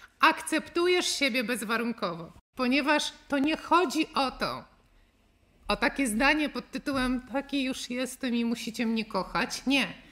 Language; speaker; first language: Polish; native; Polish